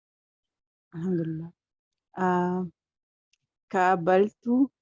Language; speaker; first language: Arabic; non-native, learner; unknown